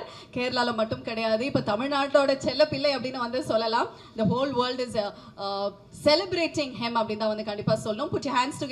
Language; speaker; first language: Tamil; native; Tamil